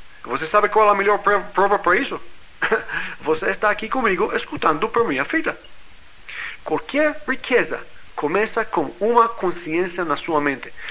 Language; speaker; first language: Portuguese; non-native, fluent; English